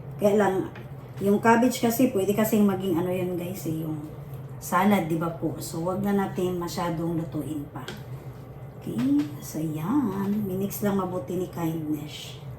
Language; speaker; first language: Filipino; non-native, local second language; Hiligaynon